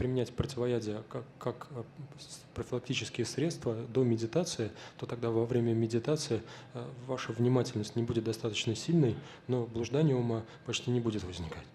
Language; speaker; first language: Russian; native; Russian